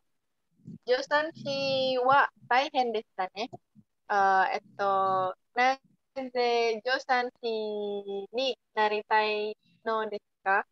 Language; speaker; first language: Japanese; non-native, learner; Indonesian